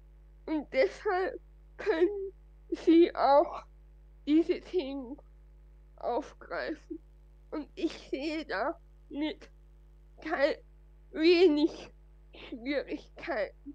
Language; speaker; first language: German; non-native, fluent; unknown